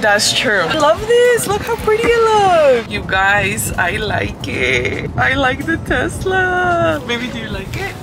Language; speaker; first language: English; early bilingual, other home language; Spanish